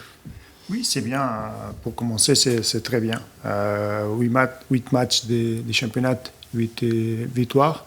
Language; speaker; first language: French; non-native, learner; Portuguese